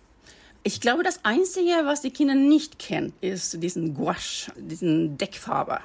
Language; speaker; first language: German; non-native, fluent; Norwegian